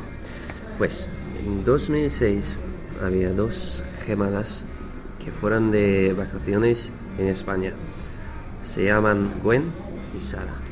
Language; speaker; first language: Spanish; non-native, learner; English